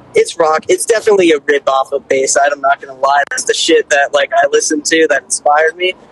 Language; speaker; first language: English; native; English